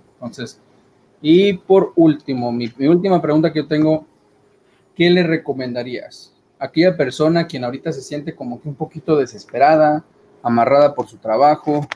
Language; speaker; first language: Spanish; native; Spanish